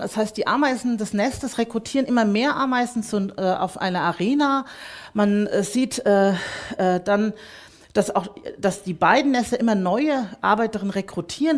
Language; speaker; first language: German; native; German